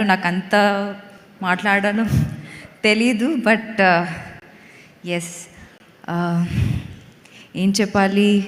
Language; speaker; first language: Telugu; non-native, fluent; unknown